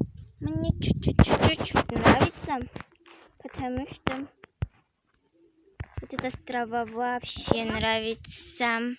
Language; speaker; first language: Russian; non-native, local second language; Kazakh